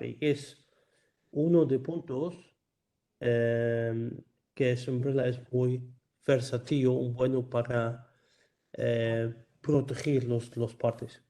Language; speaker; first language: Spanish; non-native, learner; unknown